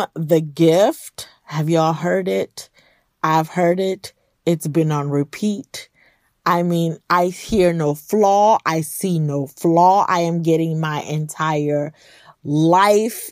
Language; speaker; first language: English; early bilingual, other home language; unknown